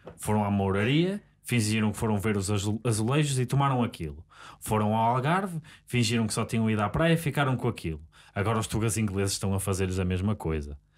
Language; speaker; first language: Portuguese; native; Portuguese